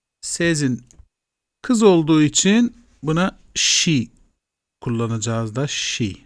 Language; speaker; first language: Turkish; non-native, fluent; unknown